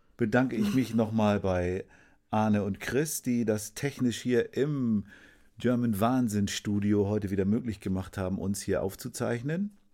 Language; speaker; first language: German; native; German